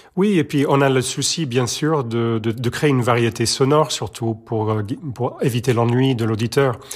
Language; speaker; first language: French; non-native, fluent; Serbian